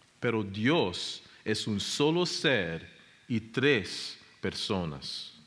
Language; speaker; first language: Spanish; non-native, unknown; English